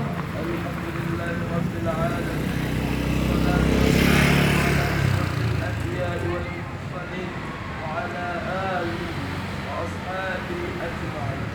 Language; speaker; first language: Arabic; non-native, learner; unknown